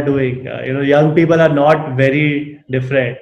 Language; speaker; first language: English; non-native, local second language; Hindi